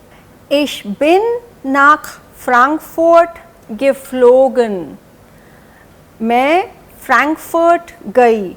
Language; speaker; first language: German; non-native, fluent; Hindi